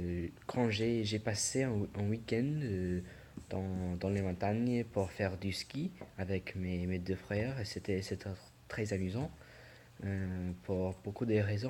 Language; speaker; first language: French; non-native, learner; English